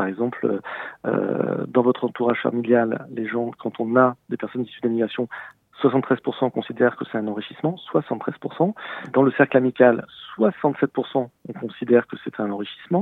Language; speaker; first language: French; native; French